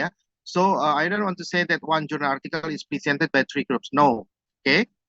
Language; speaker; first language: English; non-native, fluent; Indonesian